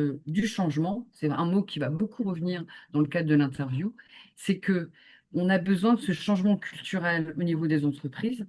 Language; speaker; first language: French; native; French